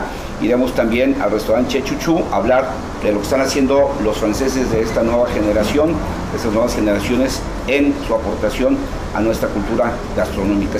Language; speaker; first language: Spanish; native; Spanish